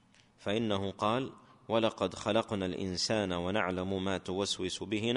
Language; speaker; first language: Arabic; native; Arabic